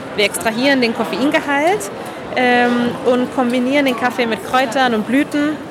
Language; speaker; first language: German; non-native, fluent; Catalan